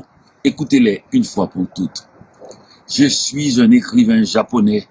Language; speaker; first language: French; non-native, local second language; Haitian Creole